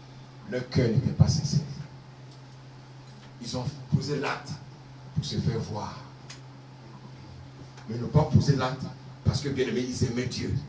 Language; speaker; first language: French; native; French